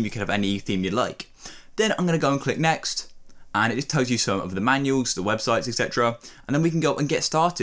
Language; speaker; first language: English; native; English